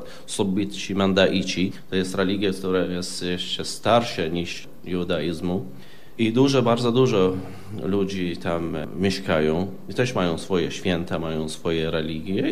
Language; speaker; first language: Polish; non-native, fluent; Arabic